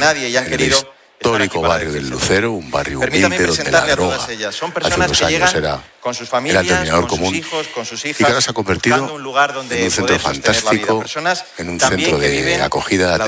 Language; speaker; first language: Spanish; native; Spanish